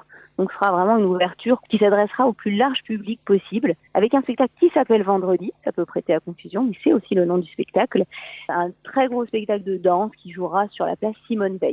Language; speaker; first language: French; native; French